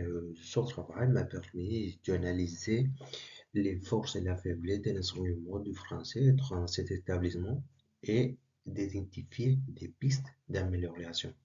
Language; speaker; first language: French; non-native, learner; Spanish